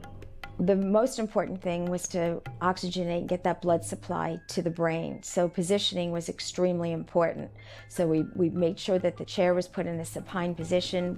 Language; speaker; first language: English; native; English